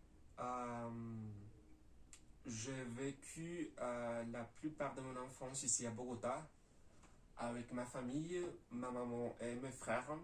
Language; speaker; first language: French; non-native, learner; Spanish